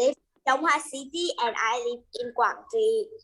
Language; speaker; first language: English; non-native, learner; Vietnamese